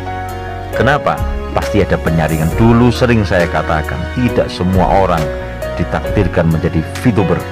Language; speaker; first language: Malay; non-native, local second language; Javanese